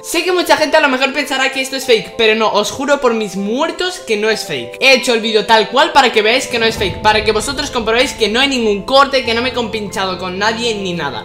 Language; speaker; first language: Spanish; early bilingual, other home language; Russian